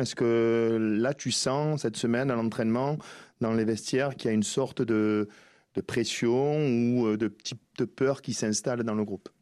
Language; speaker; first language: French; native; French